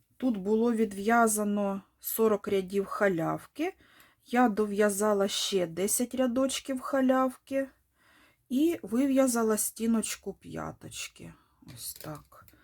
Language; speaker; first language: Ukrainian; non-native, local second language; Russian